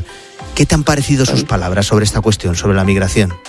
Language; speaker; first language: Spanish; native; Spanish